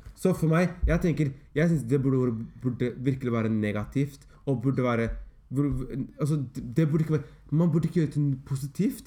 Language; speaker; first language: Norwegian; early bilingual, other home language; Somali